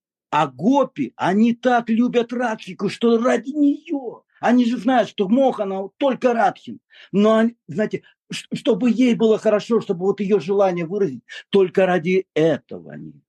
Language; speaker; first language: Russian; native; Russian